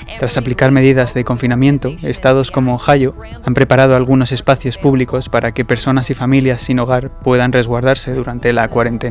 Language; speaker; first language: Spanish; native; Spanish